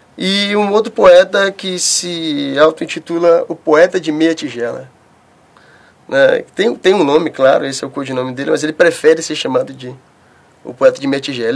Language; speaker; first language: Portuguese; native; Portuguese